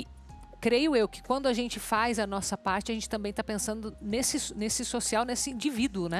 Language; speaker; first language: Portuguese; native; Portuguese